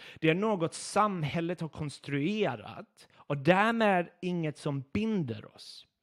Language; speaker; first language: Swedish; non-native, fluent; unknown